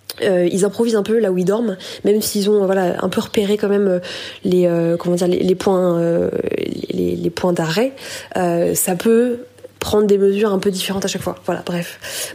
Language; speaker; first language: French; native; French